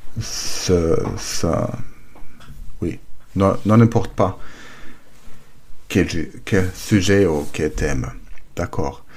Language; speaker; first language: French; non-native, learner; German